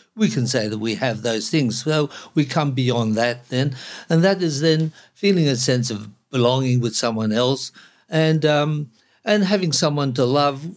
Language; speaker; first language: English; non-native, local second language; Cantonese